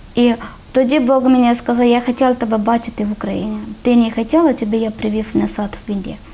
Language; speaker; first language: Ukrainian; non-native, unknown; Malayalam